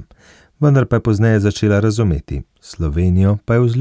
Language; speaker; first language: Slovenian; native; Slovenian